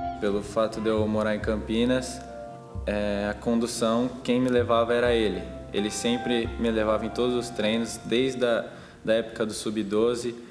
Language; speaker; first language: Portuguese; native; Portuguese